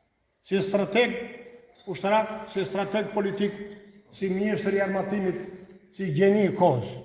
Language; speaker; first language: Albanian; native; Albanian